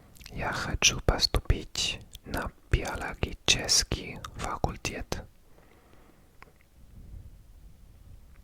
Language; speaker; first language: Russian; non-native, learner; English